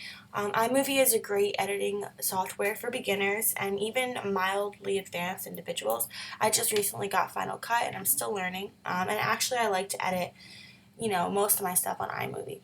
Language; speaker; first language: English; native; English